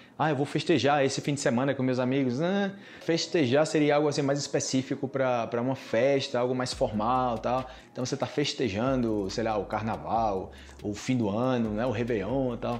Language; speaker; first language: Portuguese; native; Portuguese